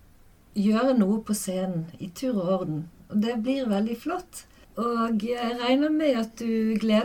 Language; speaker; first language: Norwegian; native; Norwegian